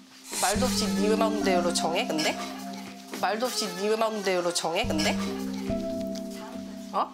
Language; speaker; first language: Korean; native; Korean